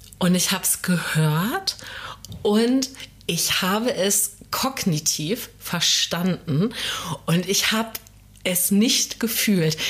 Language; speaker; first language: German; native; German